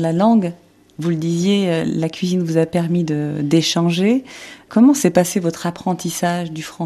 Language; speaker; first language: French; native; French